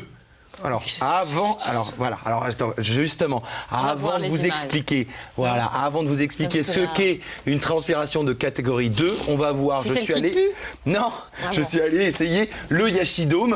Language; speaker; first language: French; native; French